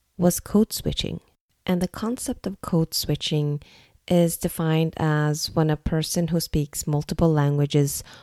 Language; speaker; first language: English; non-native, fluent; Norwegian